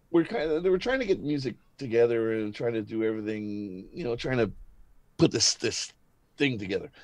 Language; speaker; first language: English; native; English